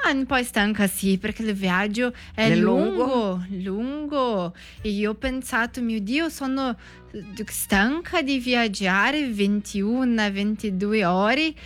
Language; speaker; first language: Italian; non-native, learner; Portuguese